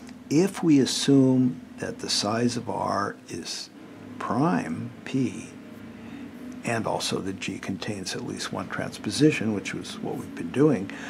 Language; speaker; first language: English; native; English